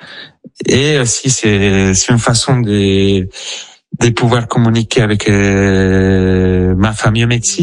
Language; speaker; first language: French; non-native, fluent; Spanish